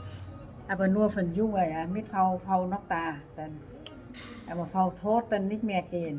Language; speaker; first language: German; non-native, learner; Vietnamese